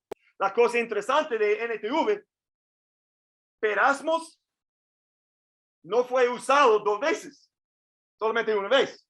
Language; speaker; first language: Spanish; non-native, fluent; English